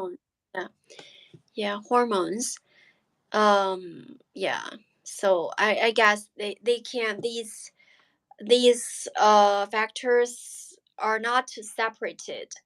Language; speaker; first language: English; non-native, learner; Chinese